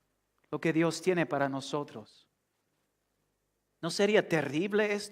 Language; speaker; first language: Spanish; non-native, fluent; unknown